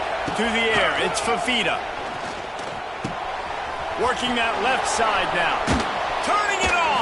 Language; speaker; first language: English; native; English